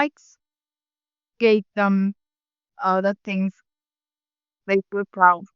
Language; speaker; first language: English; non-native, learner; Vietnamese